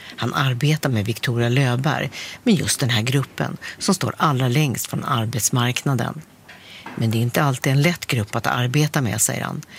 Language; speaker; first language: Swedish; native; Swedish